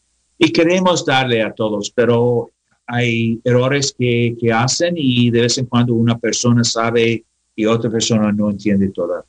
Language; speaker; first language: Spanish; non-native, learner; English